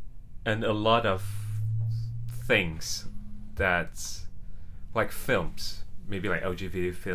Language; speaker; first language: English; non-native, local second language; Chinese